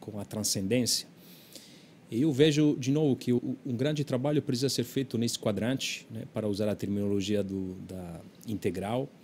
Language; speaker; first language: Portuguese; non-native, fluent; Italian